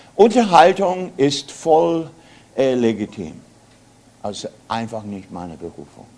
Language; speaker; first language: German; non-native, fluent; English